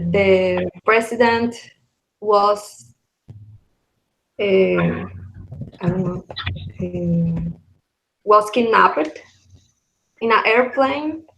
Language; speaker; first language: English; non-native, learner; Spanish